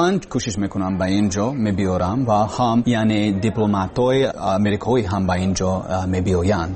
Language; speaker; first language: Persian; non-native, learner; English